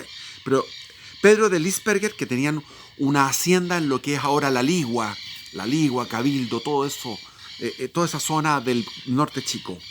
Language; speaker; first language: Spanish; native; Spanish